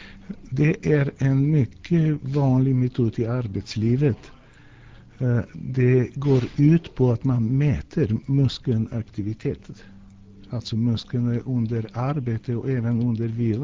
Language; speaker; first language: Swedish; non-native, fluent; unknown